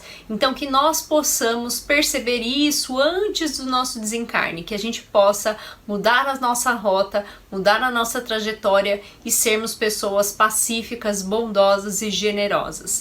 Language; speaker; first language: Portuguese; native; Portuguese